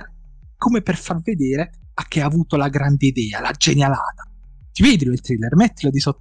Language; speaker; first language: Italian; native; Italian